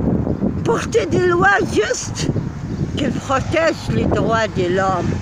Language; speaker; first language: French; non-native, learner; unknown